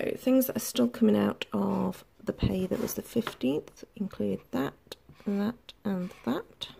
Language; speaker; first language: English; native; English